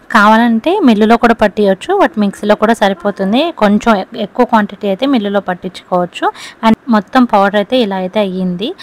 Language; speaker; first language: Telugu; non-native, local second language; Lambadi